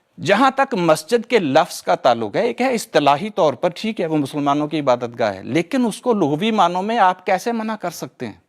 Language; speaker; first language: Urdu; non-native, local second language; Punjabi